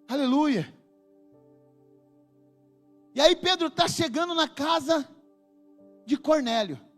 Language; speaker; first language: Portuguese; native; Portuguese